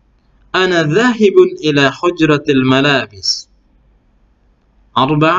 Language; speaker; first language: Arabic; non-native, fluent; Indonesian